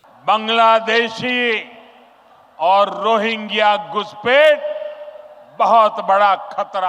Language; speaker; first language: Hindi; non-native, local second language; Gujarati